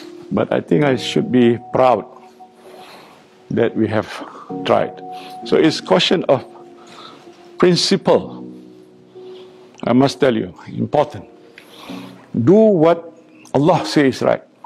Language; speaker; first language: English; non-native, local second language; Malay